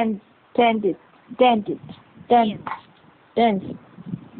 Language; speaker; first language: English; non-native, learner; Vietnamese